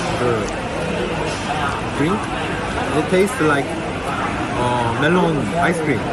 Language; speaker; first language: English; non-native, learner; Korean